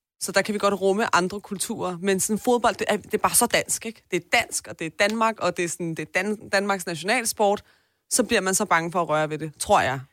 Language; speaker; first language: Danish; early bilingual, other home language; Persian